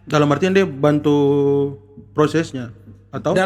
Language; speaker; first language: Malay; native; Malay